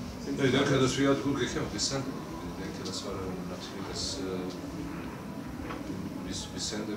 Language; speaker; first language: German; non-native, learner; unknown